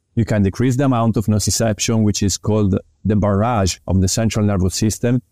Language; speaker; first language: English; non-native, fluent; Italian